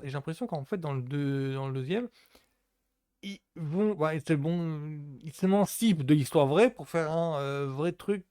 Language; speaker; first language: French; native; French